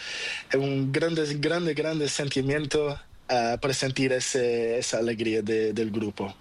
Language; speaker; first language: Spanish; non-native, learner; Portuguese